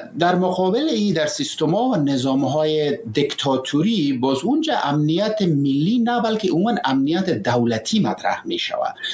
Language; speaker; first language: Persian; native; Persian